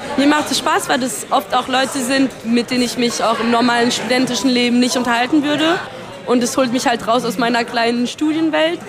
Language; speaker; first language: German; native; German